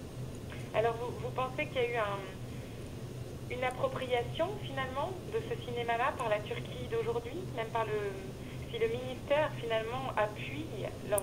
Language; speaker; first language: French; native; French